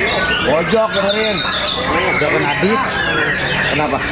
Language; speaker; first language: Indonesian; native; Indonesian